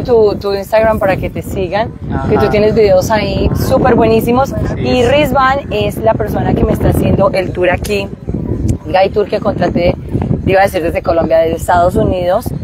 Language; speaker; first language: Spanish; native; Spanish